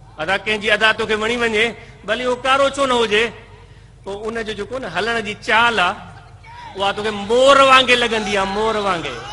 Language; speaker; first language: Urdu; non-native, local second language; Sindhi